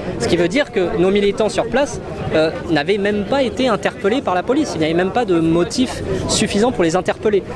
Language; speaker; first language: French; native; French